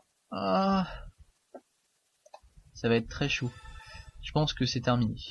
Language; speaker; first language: French; native; French